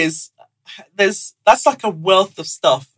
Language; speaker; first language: English; non-native, local second language; Yoruba